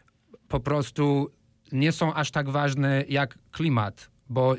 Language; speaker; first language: Polish; non-native, fluent; English